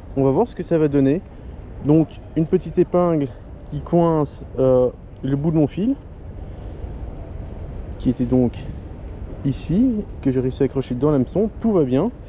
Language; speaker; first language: French; native; French